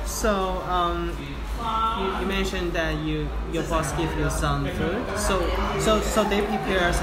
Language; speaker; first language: English; non-native, fluent; Cantonese